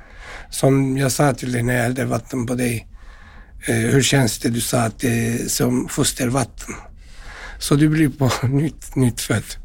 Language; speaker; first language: Swedish; non-native, fluent; Turkish